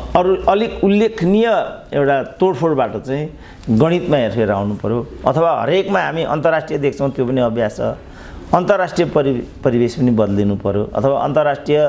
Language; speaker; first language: Nepali; native; Nepali